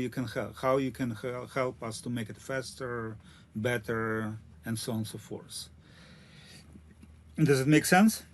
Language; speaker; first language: English; non-native, learner; Russian